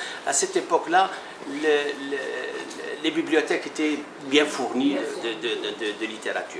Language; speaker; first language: French; non-native, local second language; Arabic